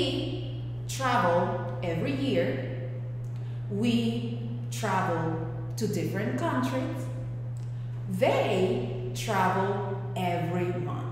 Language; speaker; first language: English; non-native, fluent; Spanish